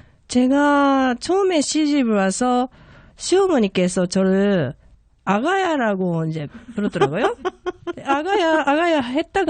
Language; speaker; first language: Korean; non-native, fluent; Japanese